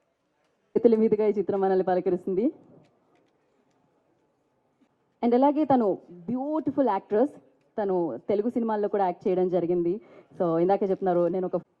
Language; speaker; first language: Telugu; native; Telugu